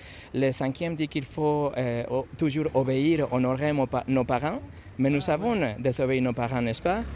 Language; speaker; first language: French; non-native, fluent; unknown